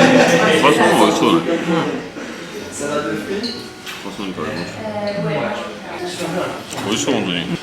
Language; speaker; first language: Japanese; non-native, fluent; French